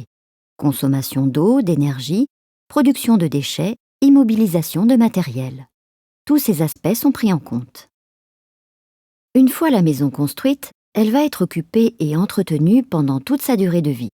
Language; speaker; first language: French; native; French